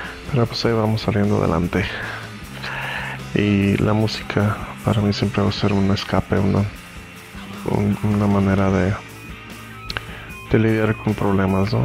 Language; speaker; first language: Spanish; native; Spanish